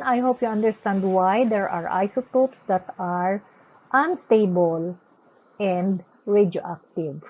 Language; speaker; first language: English; non-native, local second language; Filipino